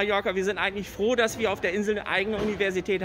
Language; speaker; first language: German; native; German